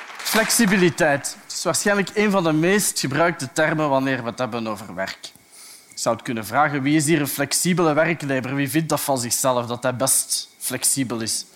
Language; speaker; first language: Dutch; native; Dutch